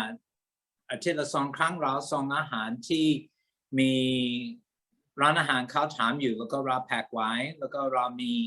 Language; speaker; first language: Thai; non-native, fluent; English